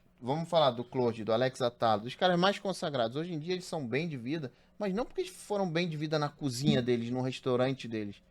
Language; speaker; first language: Portuguese; native; Portuguese